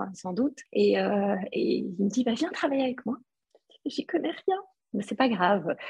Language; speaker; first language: French; non-native, local second language; Arabic